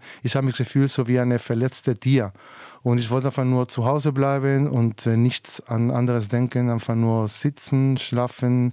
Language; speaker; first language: German; non-native, fluent; Spanish